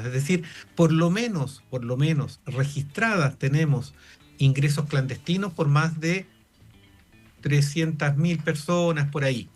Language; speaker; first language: Spanish; native; Spanish